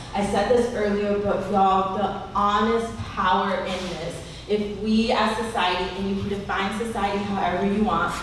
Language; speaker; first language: English; native; English